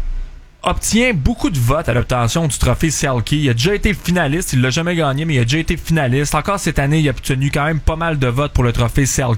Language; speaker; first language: French; native; French